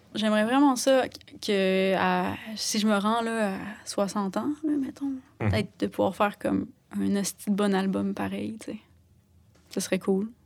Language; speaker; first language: French; native; French